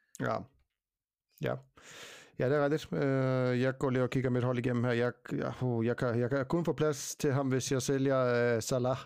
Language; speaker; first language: Danish; native; Danish